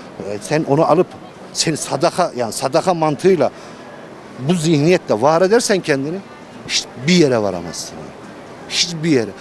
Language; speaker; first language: Turkish; native; Turkish